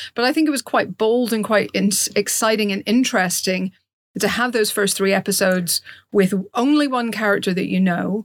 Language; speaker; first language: English; native; English